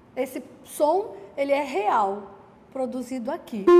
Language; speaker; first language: Portuguese; native; Portuguese